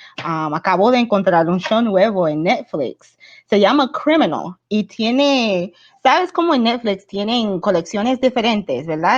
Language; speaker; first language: Spanish; non-native, fluent; English